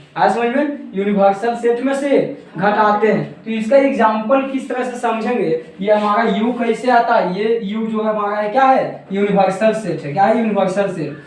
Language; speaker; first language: Hindi; native; Hindi